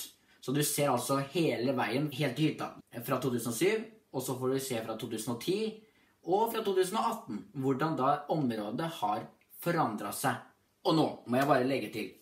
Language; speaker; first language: Norwegian; native; Norwegian